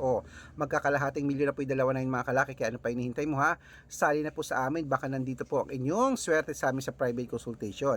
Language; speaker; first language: Filipino; native; Filipino